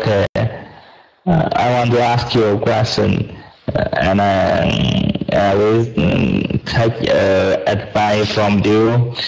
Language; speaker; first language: English; non-native, learner; Vietnamese